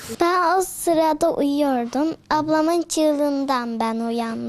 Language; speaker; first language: Turkish; early bilingual, other home language; Arabic